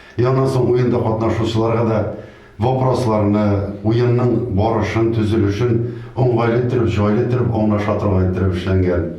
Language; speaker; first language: Tatar; native; Tatar